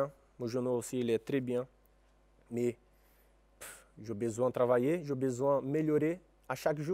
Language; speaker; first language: French; non-native, fluent; Portuguese